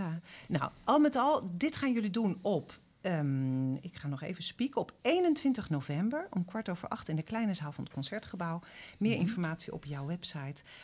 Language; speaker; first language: Dutch; native; Dutch